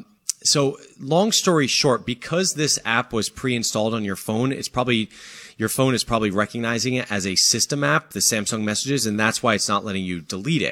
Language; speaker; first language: English; native; English